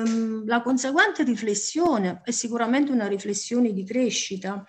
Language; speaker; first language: Italian; native; Italian